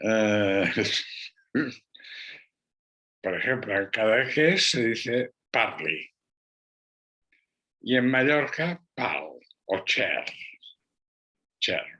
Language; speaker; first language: Spanish; non-native, local second language; Catalan